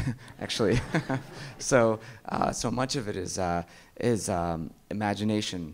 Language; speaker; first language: English; early bilingual, other home language; Amharic